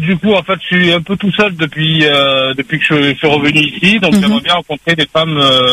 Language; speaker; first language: French; native; French